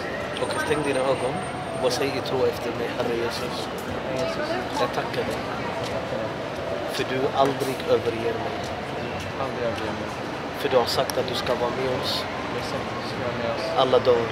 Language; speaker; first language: Swedish; non-native, fluent; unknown